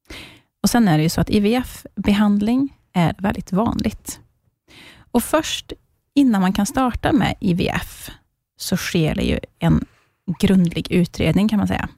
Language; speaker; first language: Swedish; native; Swedish